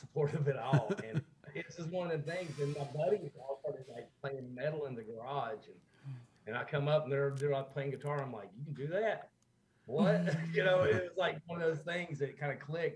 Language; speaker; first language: English; native; English